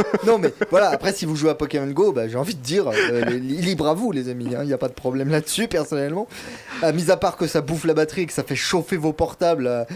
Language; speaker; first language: French; native; French